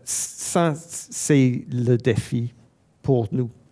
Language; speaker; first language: French; non-native, fluent; English